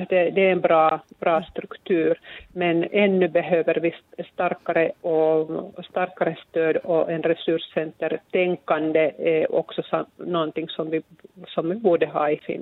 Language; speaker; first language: Swedish; non-native, local second language; Finnish